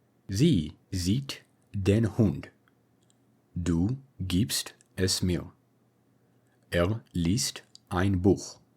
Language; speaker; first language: German; non-native, fluent; English